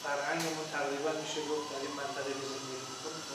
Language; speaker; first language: Persian; non-native, local second language; Armenian